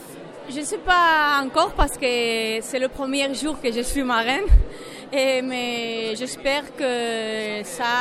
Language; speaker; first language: French; non-native, learner; Spanish